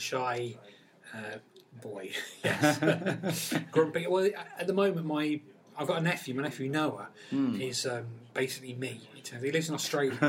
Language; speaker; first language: English; native; English